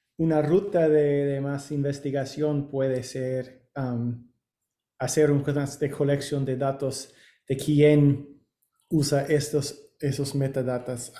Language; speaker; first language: Spanish; non-native, learner; English